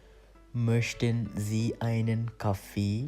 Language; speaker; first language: German; non-native, learner; Bangla